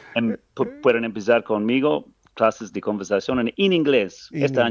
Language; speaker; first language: Spanish; non-native, learner; English